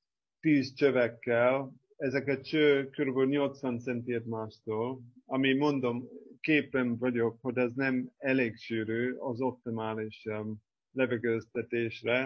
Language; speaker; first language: Hungarian; non-native, fluent; English